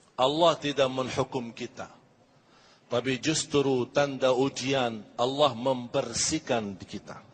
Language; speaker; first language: Malay; non-native, fluent; Arabic